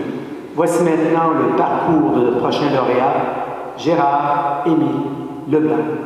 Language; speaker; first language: French; native; French